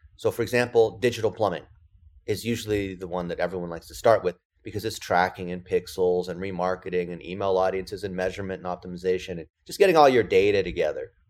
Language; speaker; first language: English; early bilingual, other home language; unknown